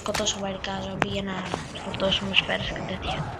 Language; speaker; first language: Greek; native; Greek